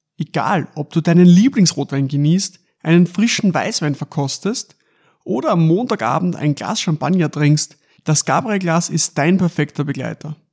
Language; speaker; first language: German; native; German